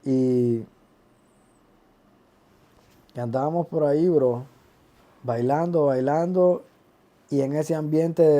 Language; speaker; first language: Spanish; early bilingual, other home language; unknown